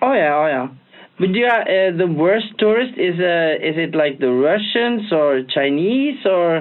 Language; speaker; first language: English; non-native, learner; Norwegian